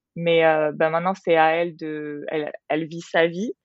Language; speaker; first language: French; native; French